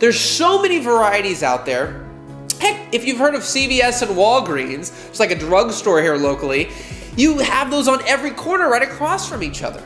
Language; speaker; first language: English; native; English